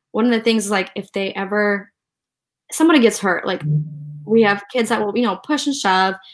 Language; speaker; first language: English; early bilingual, other home language; Ukrainian